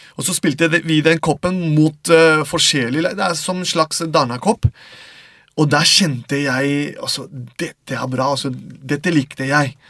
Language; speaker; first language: Norwegian; non-native, fluent; Spanish